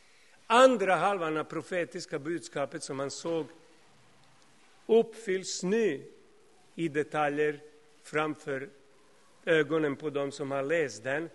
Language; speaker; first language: Swedish; non-native, fluent; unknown